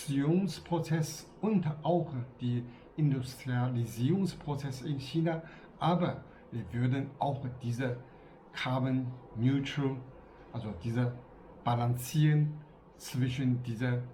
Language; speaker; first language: German; non-native, learner; Chinese